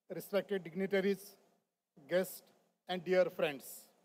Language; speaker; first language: English; non-native, local second language; Marathi